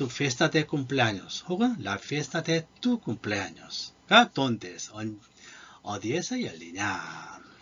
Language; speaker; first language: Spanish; non-native, fluent; Korean